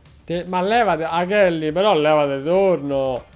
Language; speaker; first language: Italian; native; Italian